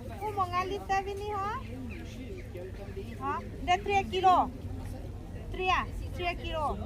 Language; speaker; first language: Swedish; non-native, learner; Thai